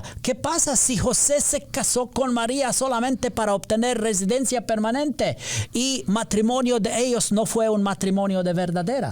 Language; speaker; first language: Spanish; non-native, learner; English